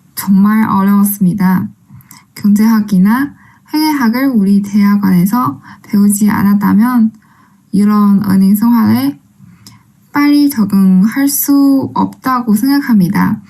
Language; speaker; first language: Korean; non-native, fluent; Chinese